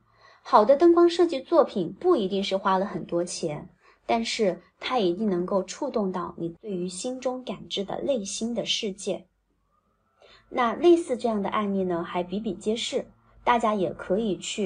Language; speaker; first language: Chinese; native; Chinese